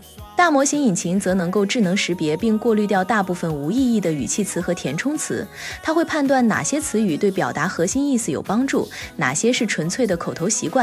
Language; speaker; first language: Chinese; native; Chinese